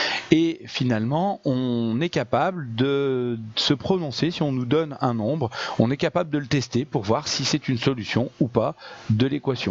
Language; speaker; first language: French; native; French